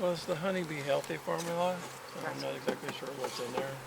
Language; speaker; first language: English; native; English